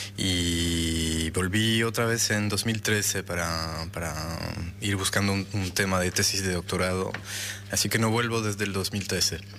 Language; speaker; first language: Spanish; non-native, fluent; French